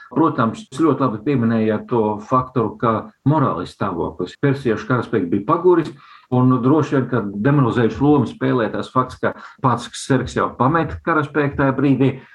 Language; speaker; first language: Latvian; non-native, local second language; Russian